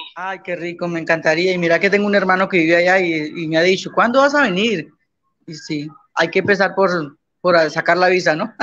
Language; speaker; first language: Spanish; native; Spanish